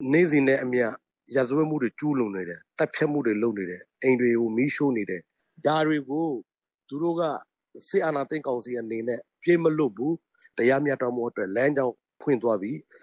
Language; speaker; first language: Burmese; non-native, local second language; Rohingya